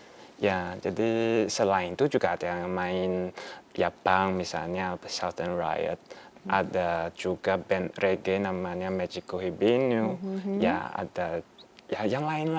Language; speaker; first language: Indonesian; non-native, fluent; Chinese